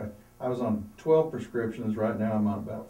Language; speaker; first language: English; native; English